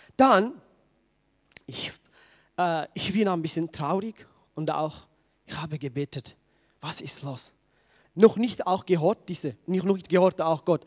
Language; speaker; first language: German; non-native, learner; Tigrinya